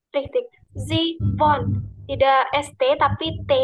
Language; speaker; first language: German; non-native, fluent; Indonesian